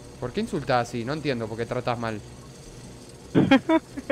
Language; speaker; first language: Spanish; native; Spanish